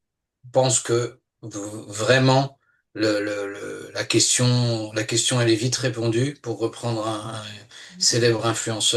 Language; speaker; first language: French; native; French